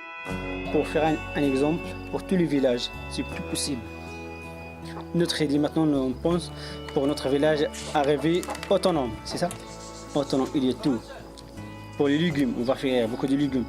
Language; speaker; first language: French; non-native, local second language; Tachelhit